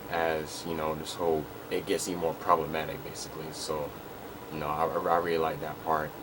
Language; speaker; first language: English; native; English